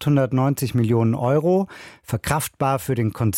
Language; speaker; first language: German; native; German